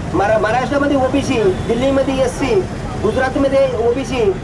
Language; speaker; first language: Marathi; non-native, local second language; Lambadi